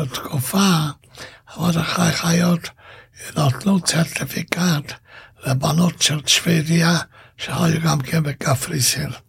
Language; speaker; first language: Hebrew; non-native, fluent; Hungarian